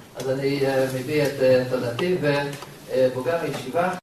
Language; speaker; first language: Hebrew; non-native, fluent; English